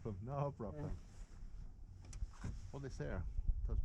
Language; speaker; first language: English; non-native, learner; Finnish